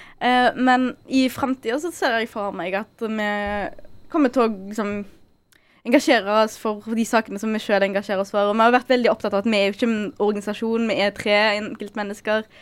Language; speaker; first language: Norwegian; early bilingual, other home language; Arabic